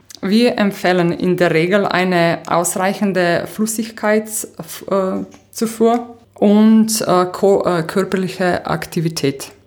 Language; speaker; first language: German; non-native, fluent; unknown